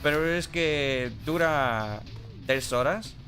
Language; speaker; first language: Spanish; non-native, learner; English